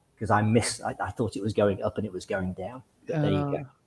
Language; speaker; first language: English; native; English